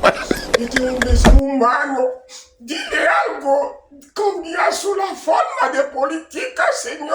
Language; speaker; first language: Spanish; non-native, learner; Haitian Creole